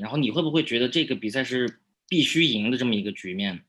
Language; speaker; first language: Chinese; native; Chinese